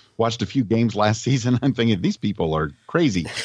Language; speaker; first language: English; native; English